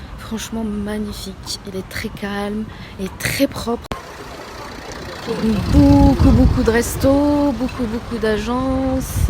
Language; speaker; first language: French; non-native, local second language; Arabic